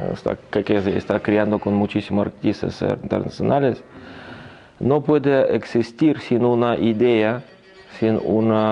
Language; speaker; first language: Spanish; non-native, learner; Russian